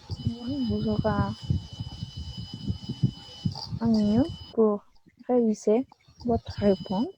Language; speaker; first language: French; non-native, fluent; Spanish